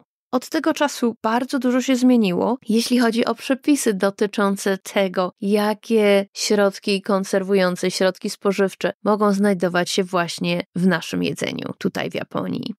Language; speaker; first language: Polish; native; Polish